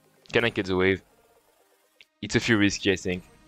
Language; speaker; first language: English; non-native, fluent; French